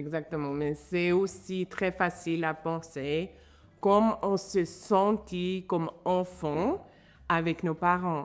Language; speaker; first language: French; non-native, fluent; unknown